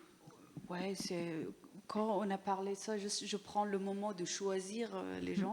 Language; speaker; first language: French; non-native, learner; Persian